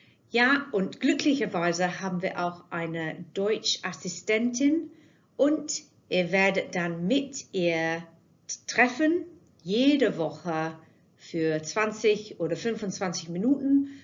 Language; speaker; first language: German; non-native, fluent; English